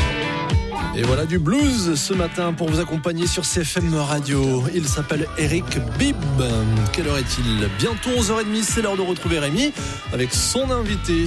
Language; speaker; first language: French; native; French